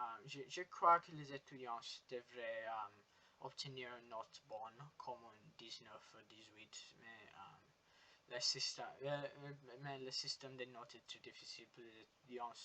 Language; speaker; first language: French; non-native, learner; English